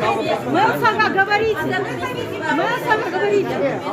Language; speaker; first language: Russian; non-native, local second language; Kazakh